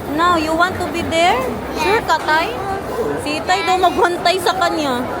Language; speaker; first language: Filipino; non-native, local second language; Cebuano